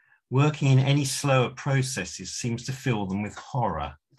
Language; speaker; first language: English; native; English